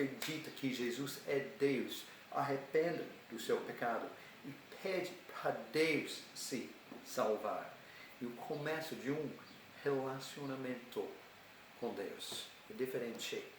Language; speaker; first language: Portuguese; non-native, learner; English